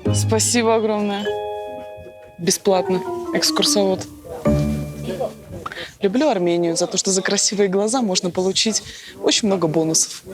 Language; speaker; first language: Russian; native; Russian